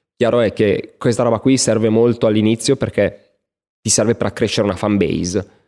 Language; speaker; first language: Italian; native; Italian